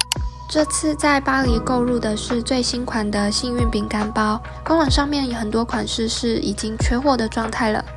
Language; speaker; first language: Chinese; native; Chinese